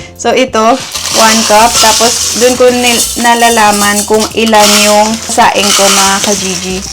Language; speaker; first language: Filipino; native; Filipino